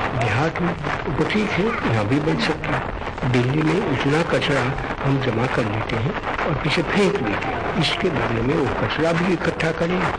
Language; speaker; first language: Hindi; non-native, local second language; Gujarati